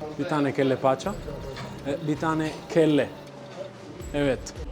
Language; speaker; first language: Turkish; non-native, learner; Italian